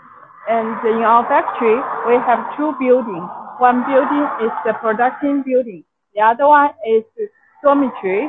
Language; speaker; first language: English; non-native, local second language; Chinese